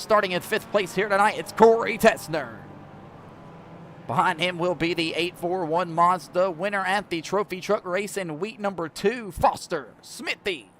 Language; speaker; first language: English; native; English